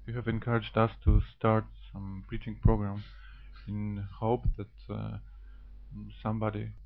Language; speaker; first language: English; non-native, fluent; Polish